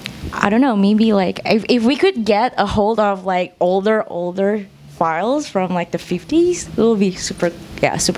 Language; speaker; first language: English; non-native, fluent; Indonesian